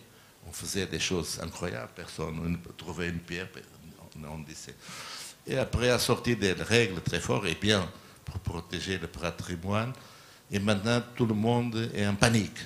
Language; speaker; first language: French; non-native, learner; Portuguese